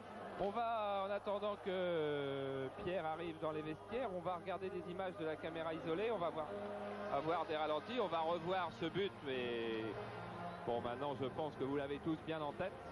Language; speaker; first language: French; native; French